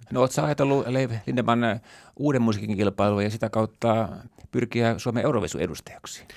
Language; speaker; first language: Finnish; native; Finnish